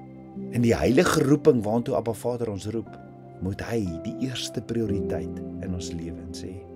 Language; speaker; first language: Afrikaans; native; Afrikaans